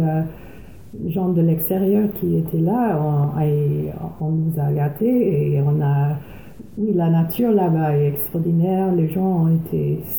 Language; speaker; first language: French; non-native, fluent; English